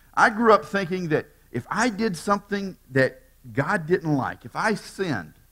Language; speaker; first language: English; native; English